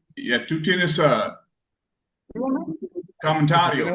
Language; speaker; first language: Spanish; non-native, learner; English